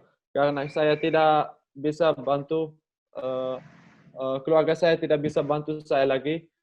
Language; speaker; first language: Indonesian; non-native, learner; Dutch